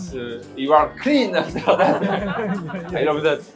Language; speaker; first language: English; non-native, learner; French